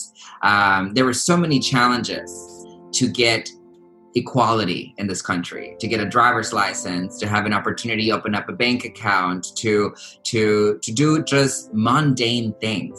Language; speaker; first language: English; native; English